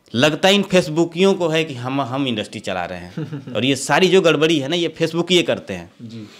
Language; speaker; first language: Hindi; native; Hindi